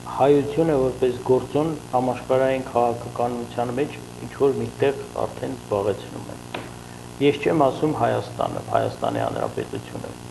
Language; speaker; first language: Armenian; native; Armenian